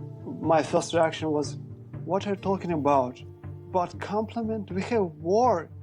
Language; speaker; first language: English; non-native, learner; Ukrainian